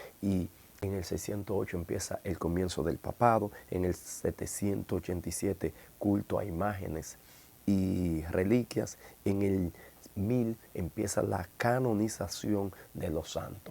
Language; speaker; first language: Spanish; native; Spanish